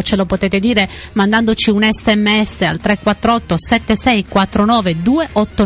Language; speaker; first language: Italian; native; Italian